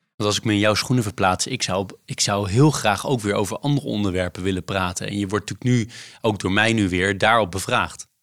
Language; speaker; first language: Dutch; native; Dutch